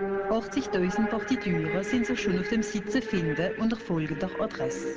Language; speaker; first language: German; non-native, local second language; French